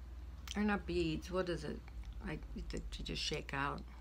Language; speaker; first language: English; native; English